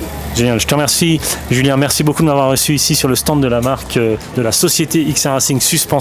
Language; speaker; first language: French; native; French